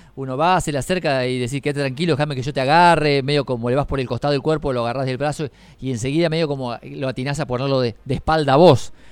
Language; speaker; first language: Spanish; native; Spanish